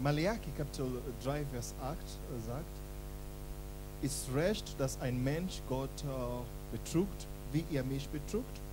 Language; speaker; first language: German; non-native, learner; English